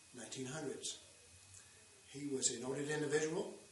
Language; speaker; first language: English; native; English